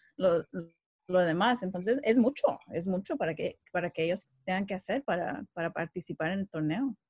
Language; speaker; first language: Spanish; early bilingual, heritage; Spanish